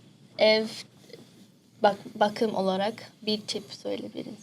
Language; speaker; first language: Turkish; non-native, learner; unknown